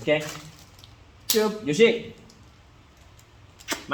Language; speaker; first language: English; non-native, learner; Lao